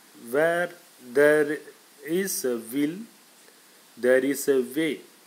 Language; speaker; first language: English; non-native, local second language; Tamil